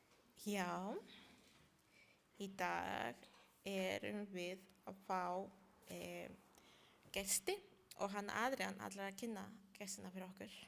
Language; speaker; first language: Icelandic; non-native, learner; Spanish